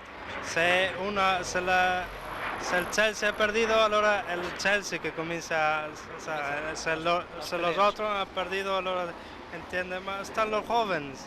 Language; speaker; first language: Spanish; non-native, learner; Italian